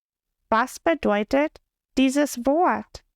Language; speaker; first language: German; non-native, fluent; English